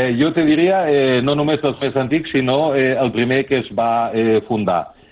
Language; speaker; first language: Catalan; early bilingual, other home language; German